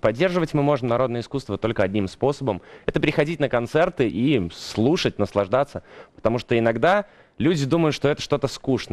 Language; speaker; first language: Russian; native; Russian